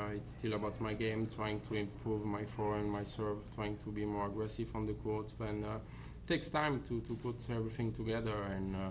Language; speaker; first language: English; non-native, fluent; French